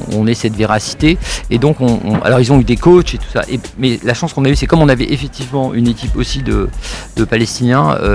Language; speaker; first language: French; native; French